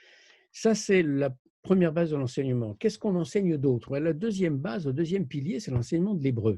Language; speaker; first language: French; native; French